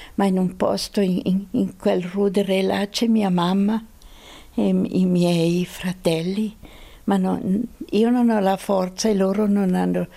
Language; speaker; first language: Italian; non-native, local second language; Swiss German